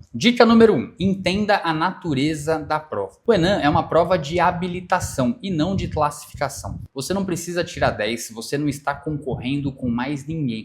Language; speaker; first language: Portuguese; native; Portuguese